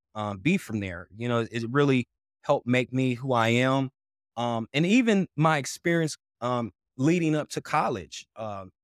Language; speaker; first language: English; native; English